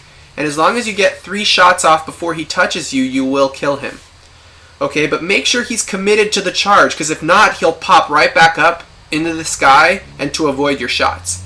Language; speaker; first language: English; native; English